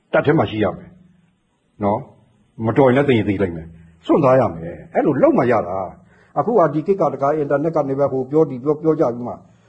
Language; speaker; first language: Burmese; non-native, local second language; S'gaw Karen